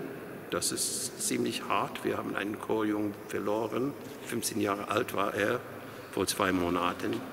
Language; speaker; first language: German; non-native, fluent; English